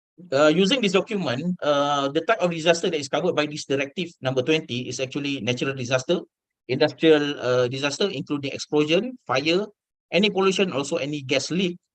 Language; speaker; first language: English; non-native, fluent; Malay